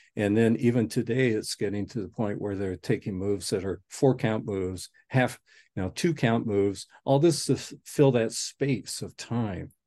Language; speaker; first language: English; native; English